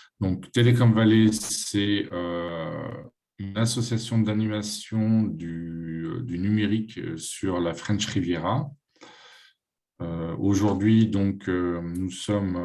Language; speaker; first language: French; native; French